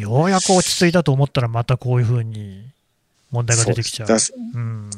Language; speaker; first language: Japanese; native; Japanese